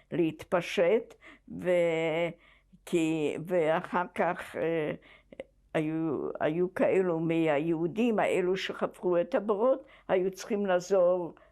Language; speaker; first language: Hebrew; non-native, fluent; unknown